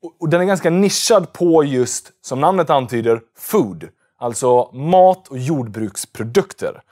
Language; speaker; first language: Swedish; native; Swedish